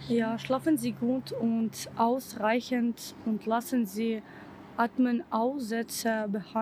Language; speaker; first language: German; non-native, fluent; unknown